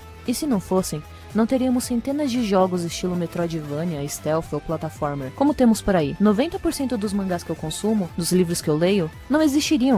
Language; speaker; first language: Portuguese; native; Portuguese